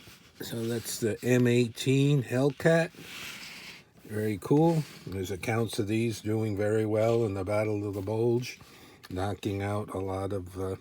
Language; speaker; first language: English; native; English